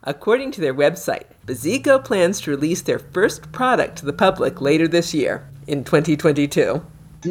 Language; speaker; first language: English; native; English